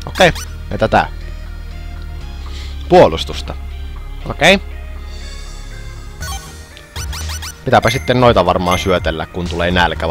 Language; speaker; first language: Finnish; native; Finnish